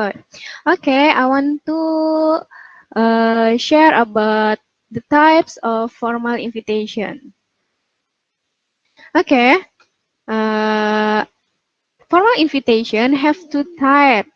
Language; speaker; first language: English; non-native, fluent; Indonesian